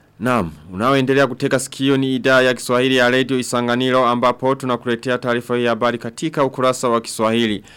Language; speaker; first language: Swahili; non-native, local second language; Rundi